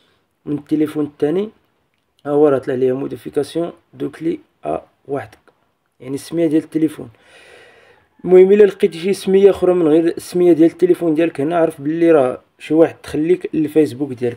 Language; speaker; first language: Arabic; native; Arabic